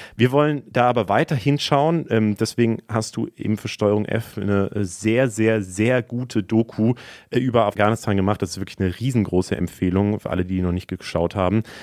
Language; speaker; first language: German; native; German